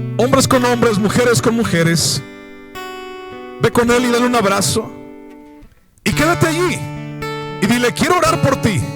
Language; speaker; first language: Spanish; native; Spanish